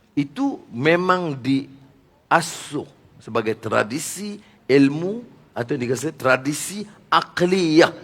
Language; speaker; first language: Malay; native; Malay